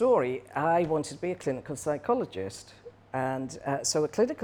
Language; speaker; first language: English; native; English